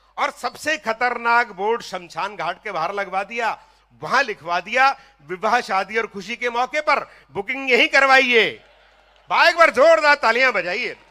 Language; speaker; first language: Hindi; non-native, local second language; Punjabi